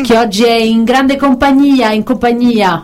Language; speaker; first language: Italian; native; Italian